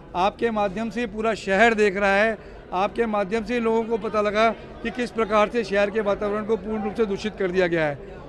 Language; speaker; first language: Hindi; native; Hindi